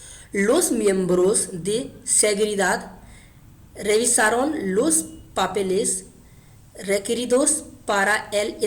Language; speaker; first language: Spanish; non-native, fluent; Hindi